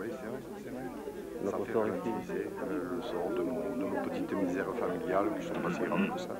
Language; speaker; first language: French; native; French